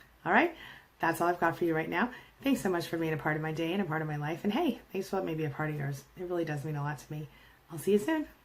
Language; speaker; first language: English; native; English